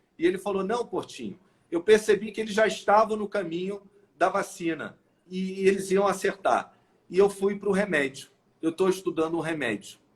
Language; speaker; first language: Portuguese; native; Portuguese